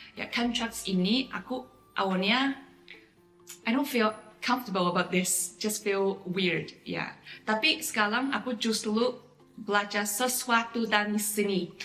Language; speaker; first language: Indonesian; non-native, fluent; Chinese